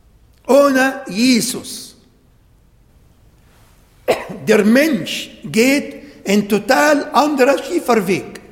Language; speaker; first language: German; non-native, learner; Arabic